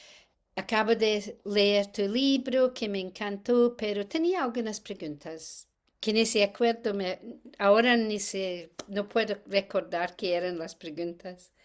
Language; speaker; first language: Spanish; non-native, fluent; English